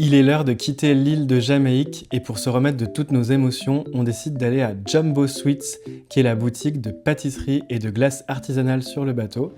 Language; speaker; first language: French; native; French